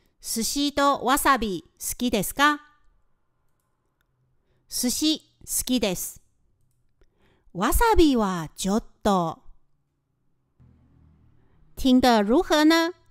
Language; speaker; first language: Japanese; non-native, fluent; Chinese